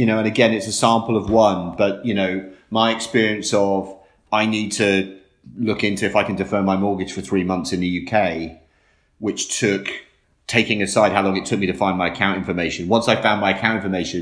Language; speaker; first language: English; native; English